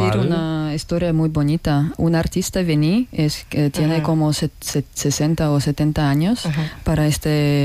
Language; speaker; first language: Spanish; non-native, learner; Russian